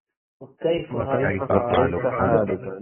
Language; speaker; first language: Arabic; non-native, learner; Urdu